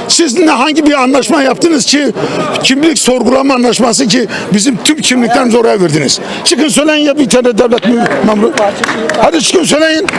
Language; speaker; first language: Turkish; native; Turkish